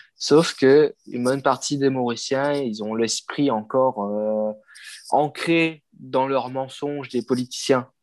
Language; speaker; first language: French; non-native, local second language; Morisyen